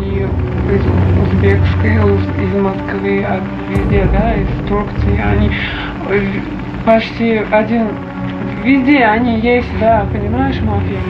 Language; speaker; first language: Russian; non-native, fluent; Uzbek